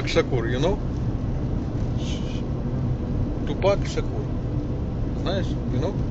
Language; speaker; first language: Russian; native; Russian